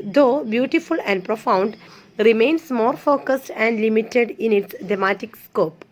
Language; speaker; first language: English; non-native, local second language; Malayalam